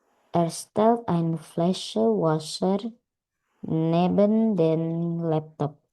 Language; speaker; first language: German; non-native, learner; Indonesian